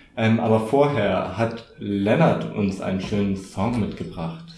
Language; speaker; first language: German; native; German